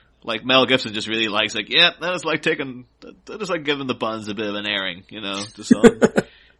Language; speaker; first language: English; native; English